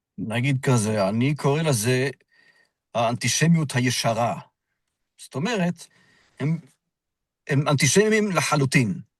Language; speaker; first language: Hebrew; non-native, fluent; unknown